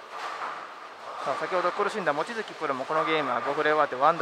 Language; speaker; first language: Japanese; native; Japanese